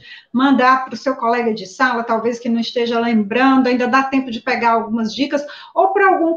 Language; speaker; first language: Portuguese; native; Portuguese